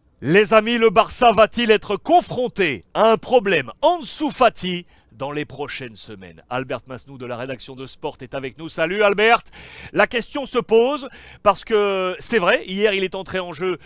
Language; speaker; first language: French; native; French